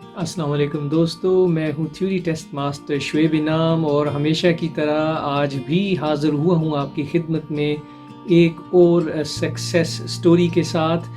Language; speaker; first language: Urdu; non-native, local second language; Punjabi